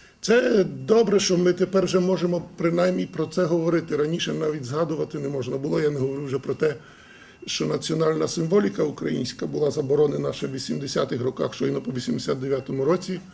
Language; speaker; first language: Ukrainian; early bilingual, heritage; Ukrainian